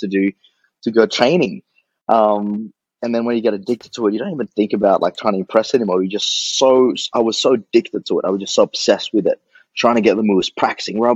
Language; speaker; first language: English; early bilingual, other home language; Indonesian